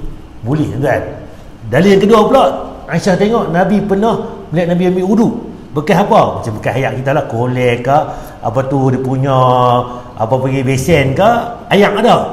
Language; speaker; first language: Malay; native; Malay